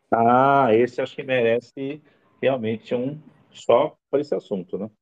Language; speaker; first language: Portuguese; native; Portuguese